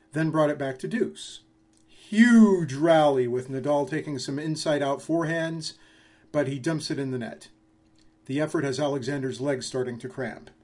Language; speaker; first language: English; native; English